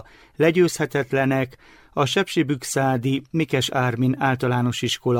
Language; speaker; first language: Hungarian; native; Hungarian